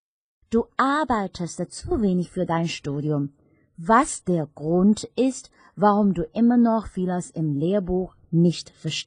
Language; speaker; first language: German; non-native, fluent; Chinese